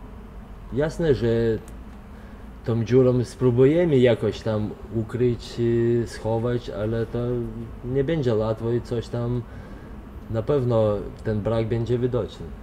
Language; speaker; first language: Polish; non-native, fluent; Lithuanian